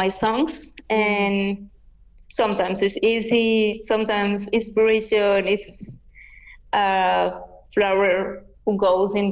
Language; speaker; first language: English; non-native, fluent; Yucateco